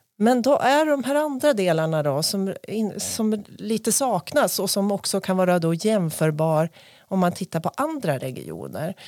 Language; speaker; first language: Swedish; native; Swedish